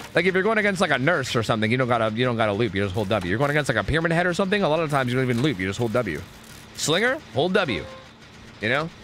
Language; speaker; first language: English; native; English